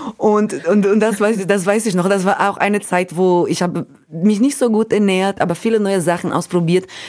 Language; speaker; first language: German; non-native, fluent; Portuguese